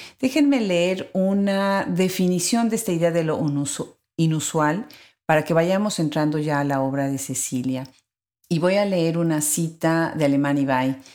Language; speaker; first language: Spanish; native; Spanish